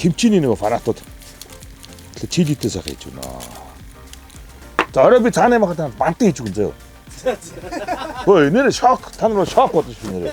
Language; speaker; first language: Mongolian; native; Mongolian